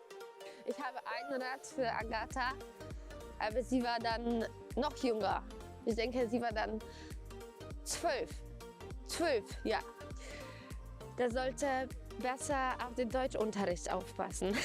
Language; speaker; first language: German; non-native, fluent; Polish